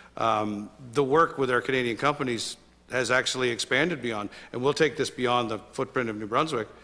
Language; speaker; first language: English; native; English